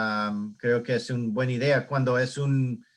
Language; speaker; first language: Spanish; non-native, learner; English